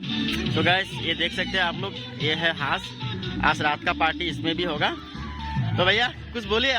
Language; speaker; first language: Hindi; non-native, local second language; Assamese